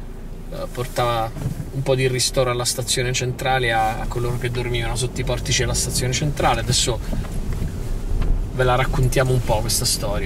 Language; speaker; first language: Italian; native; Italian